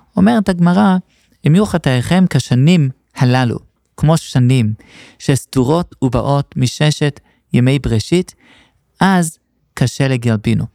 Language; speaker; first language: Hebrew; non-native, fluent; English